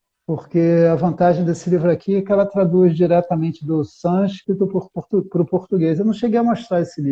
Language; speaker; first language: Portuguese; native; Portuguese